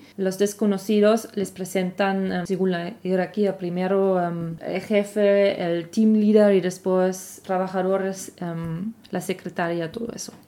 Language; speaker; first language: Spanish; non-native, fluent; German